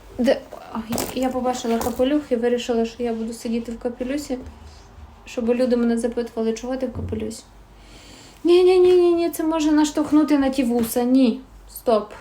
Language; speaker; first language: Ukrainian; native; Ukrainian